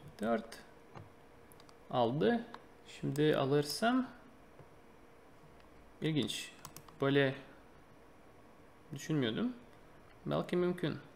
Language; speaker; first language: Turkish; non-native, fluent; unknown